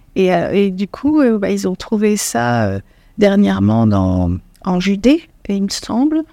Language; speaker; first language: French; non-native, local second language; Arabic